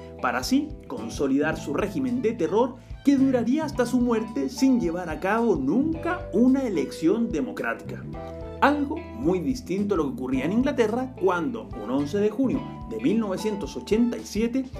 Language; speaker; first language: Spanish; native; Spanish